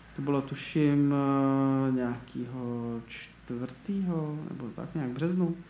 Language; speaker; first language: Czech; native; Czech